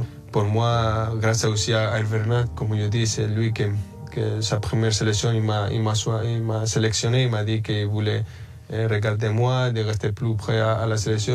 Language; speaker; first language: French; early bilingual, other home language; Spanish